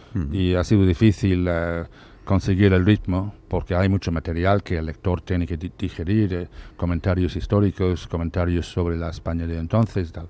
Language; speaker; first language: Spanish; non-native, fluent; English